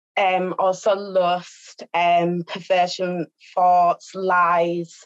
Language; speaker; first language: English; native; English